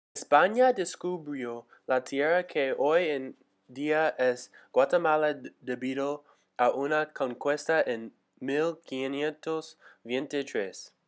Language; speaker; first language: Spanish; non-native, learner; English